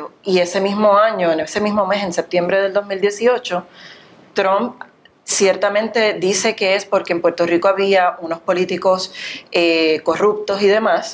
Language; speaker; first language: Spanish; native; Spanish